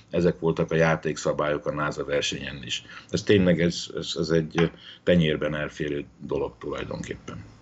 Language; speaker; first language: Hungarian; native; Hungarian